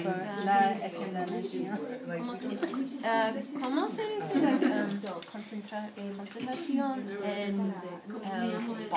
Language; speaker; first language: Spanish; non-native, learner; English